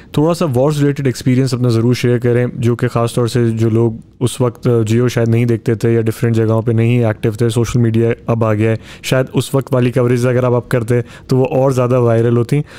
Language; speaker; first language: Urdu; native; Urdu